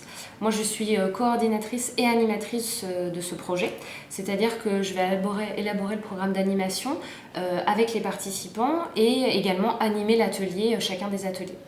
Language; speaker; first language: French; native; French